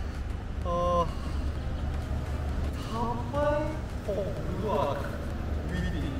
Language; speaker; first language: Thai; non-native, learner; Japanese